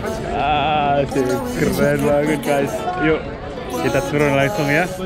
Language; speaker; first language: French; non-native, fluent; Javanese